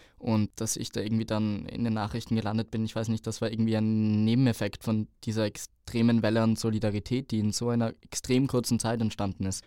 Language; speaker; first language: German; native; German